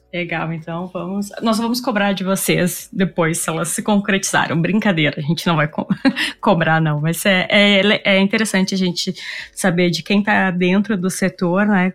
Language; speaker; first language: Portuguese; native; Portuguese